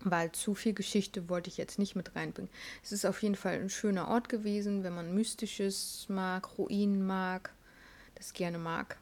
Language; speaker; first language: German; native; German